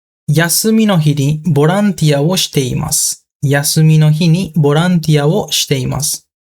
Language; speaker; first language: Japanese; non-native, fluent; Sinhala